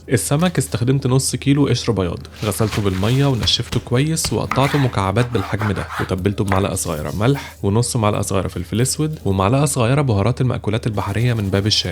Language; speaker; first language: Arabic; native; Arabic